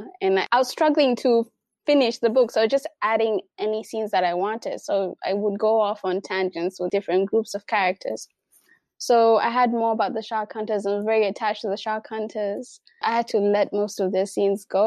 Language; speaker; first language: English; non-native, local second language; Swahili